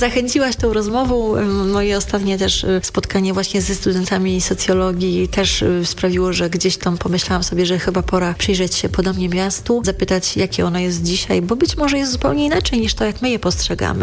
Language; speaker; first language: Polish; native; Polish